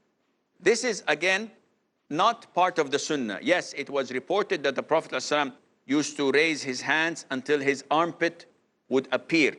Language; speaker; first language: English; non-native, fluent; Arabic